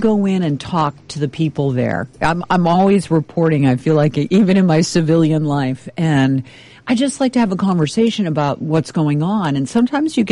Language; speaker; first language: English; native; English